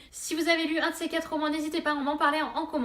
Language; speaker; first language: French; native; French